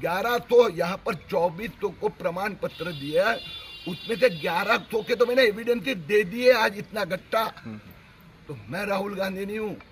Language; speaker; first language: Hindi; non-native, local second language; Marathi